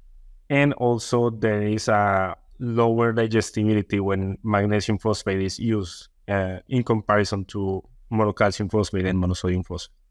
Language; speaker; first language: English; non-native, fluent; Spanish